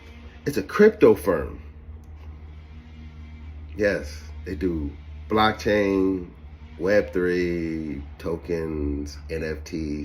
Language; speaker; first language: English; native; English